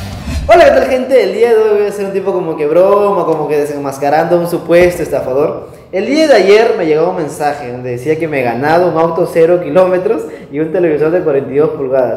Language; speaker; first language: Spanish; native; Spanish